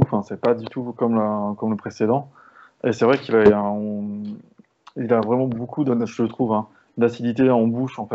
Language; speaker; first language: French; native; French